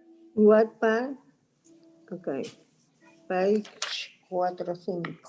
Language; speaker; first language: English; non-native, learner; Spanish